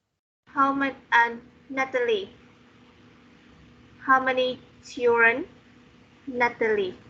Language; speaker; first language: English; non-native, learner; Vietnamese